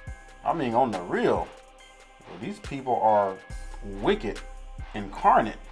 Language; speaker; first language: English; native; English